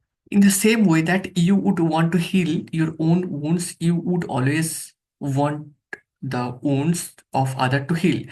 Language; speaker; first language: English; non-native, local second language; Bangla